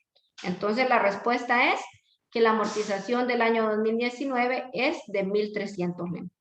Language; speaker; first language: Spanish; native; Spanish